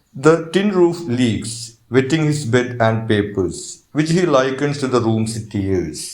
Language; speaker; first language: English; non-native, local second language; Malayalam